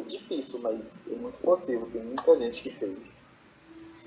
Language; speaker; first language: Portuguese; non-native, fluent; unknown